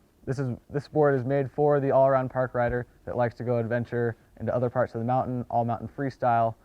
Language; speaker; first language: English; native; English